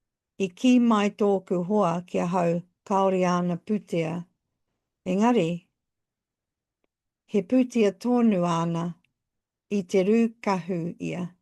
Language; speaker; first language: Māori; non-native, local second language; English